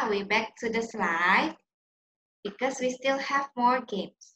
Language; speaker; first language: English; non-native, learner; Indonesian